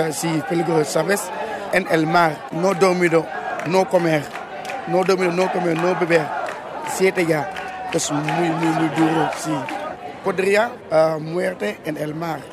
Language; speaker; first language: Spanish; non-native, learner; Wolof